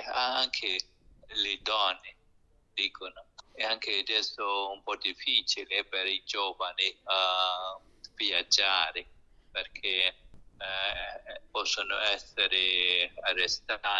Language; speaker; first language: Italian; non-native, learner; Burmese